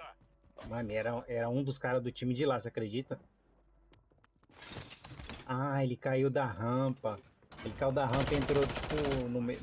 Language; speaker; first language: Portuguese; native; Portuguese